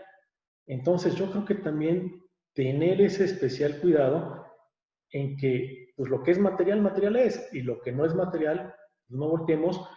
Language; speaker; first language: Spanish; native; Spanish